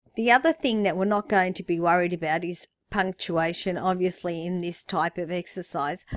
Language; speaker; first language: English; native; English